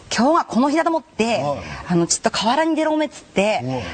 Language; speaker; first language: Japanese; native; Japanese